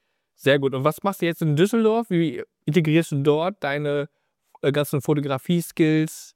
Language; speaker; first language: German; native; German